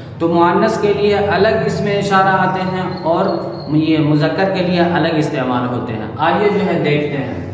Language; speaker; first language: Urdu; native; Urdu